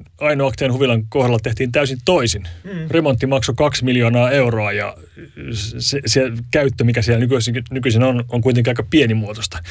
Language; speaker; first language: Finnish; native; Finnish